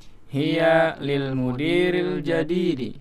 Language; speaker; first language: Arabic; non-native, learner; Indonesian